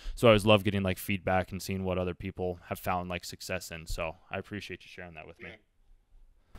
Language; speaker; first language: English; native; English